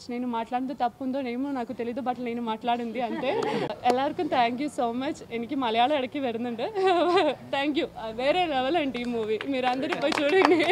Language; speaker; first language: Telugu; non-native, learner; Malayalam